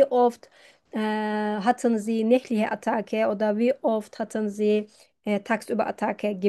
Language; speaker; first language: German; non-native, fluent; Turkish